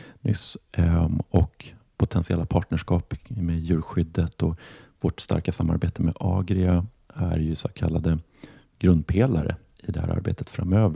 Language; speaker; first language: Swedish; native; Swedish